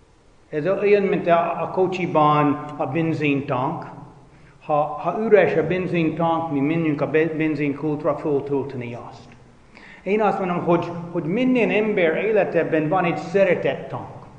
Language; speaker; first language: Hungarian; non-native, fluent; English